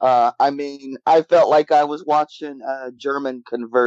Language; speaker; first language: English; native; English